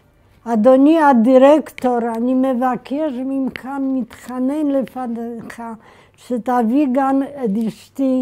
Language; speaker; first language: Hebrew; non-native, fluent; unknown